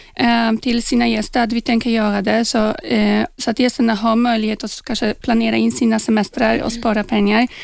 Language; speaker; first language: Swedish; non-native, fluent; Polish